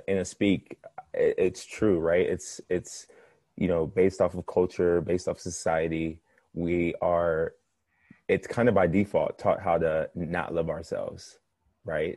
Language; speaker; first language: English; native; English